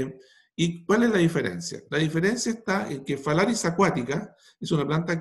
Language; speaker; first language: Spanish; native; Spanish